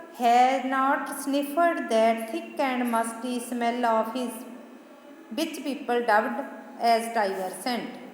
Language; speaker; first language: English; non-native, local second language; Punjabi